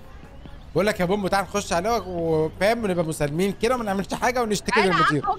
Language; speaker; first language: Arabic; native; Arabic